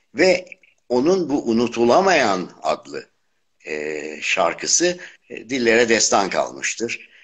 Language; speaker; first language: Turkish; native; Turkish